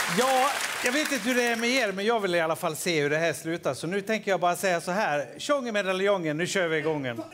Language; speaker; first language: Swedish; native; Swedish